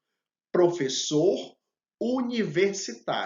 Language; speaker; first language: Portuguese; non-native, fluent; English